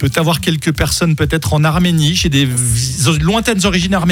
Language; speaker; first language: French; native; French